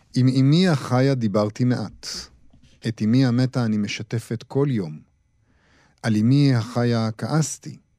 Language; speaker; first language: Hebrew; native; Hebrew